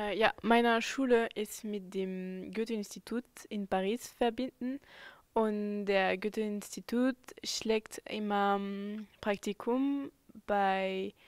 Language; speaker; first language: German; non-native, fluent; French